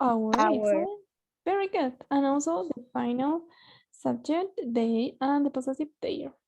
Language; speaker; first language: English; non-native, fluent; Spanish